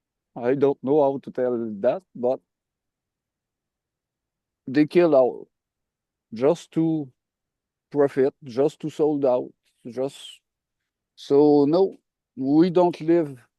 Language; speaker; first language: English; non-native, learner; French